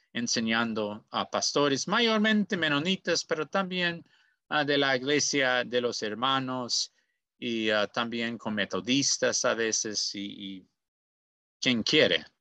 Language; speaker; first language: Spanish; non-native, learner; English